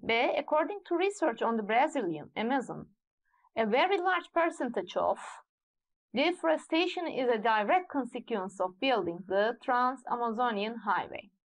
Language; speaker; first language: English; non-native, fluent; Turkish